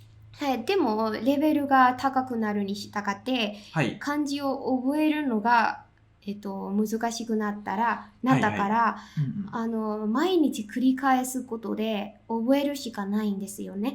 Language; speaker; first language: Japanese; non-native, fluent; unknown